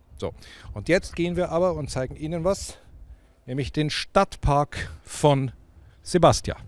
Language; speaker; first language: German; native; German